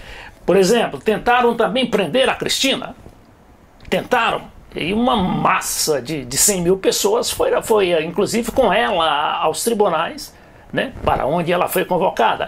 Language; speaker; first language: Portuguese; native; Portuguese